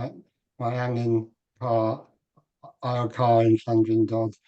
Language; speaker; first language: Welsh; non-native, learner; English